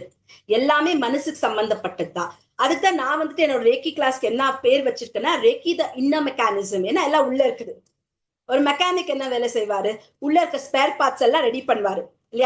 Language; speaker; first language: Tamil; native; Tamil